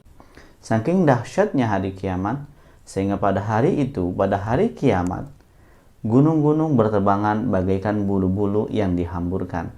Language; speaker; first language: Indonesian; native; Indonesian